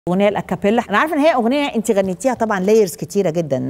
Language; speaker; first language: Arabic; native; Arabic